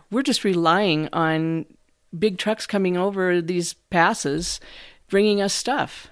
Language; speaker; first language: English; native; English